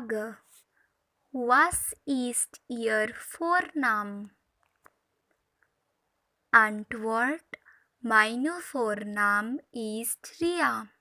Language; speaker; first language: German; non-native, learner; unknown